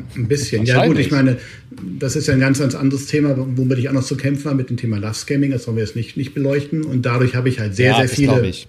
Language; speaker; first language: German; native; German